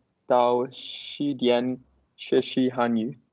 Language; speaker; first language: Chinese; non-native, learner; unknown